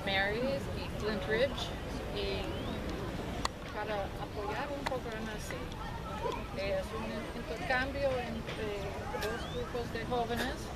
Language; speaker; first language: Spanish; non-native, learner; English